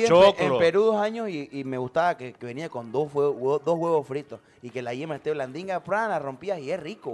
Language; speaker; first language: Spanish; native; Spanish